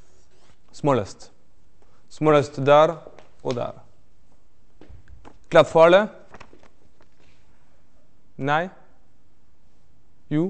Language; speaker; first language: Norwegian; non-native, fluent; French